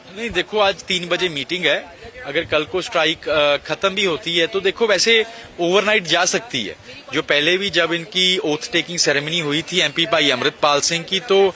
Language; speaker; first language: Hindi; non-native, local second language; Punjabi